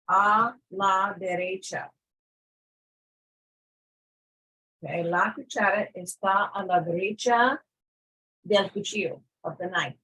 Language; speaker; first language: Spanish; non-native, fluent; English